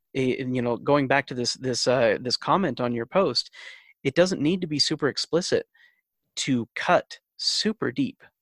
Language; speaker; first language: English; native; English